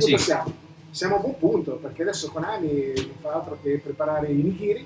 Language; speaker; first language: Italian; native; Italian